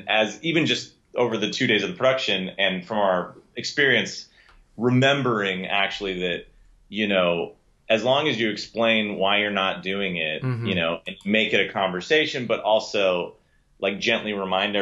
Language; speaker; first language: English; native; English